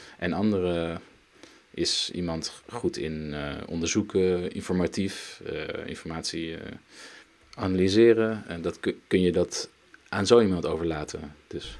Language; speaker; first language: Dutch; early bilingual, other home language; Turkish